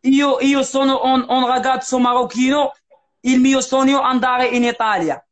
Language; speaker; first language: Italian; non-native, learner; Arabic